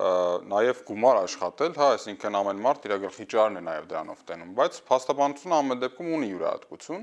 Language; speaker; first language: Armenian; native; Armenian